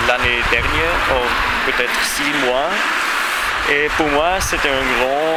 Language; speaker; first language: French; non-native, learner; German